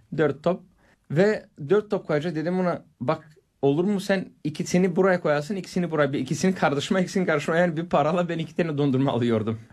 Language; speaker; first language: Turkish; non-native, fluent; Bulgarian